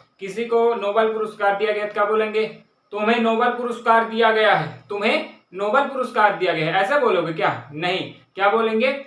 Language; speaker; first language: Hindi; native; Hindi